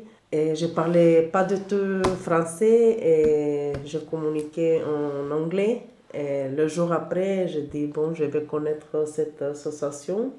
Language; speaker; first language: French; non-native, learner; Albanian